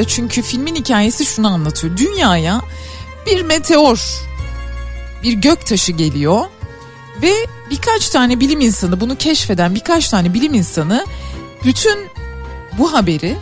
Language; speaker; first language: Turkish; native; Turkish